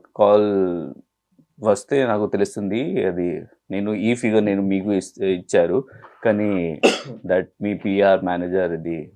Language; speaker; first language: Telugu; non-native, learner; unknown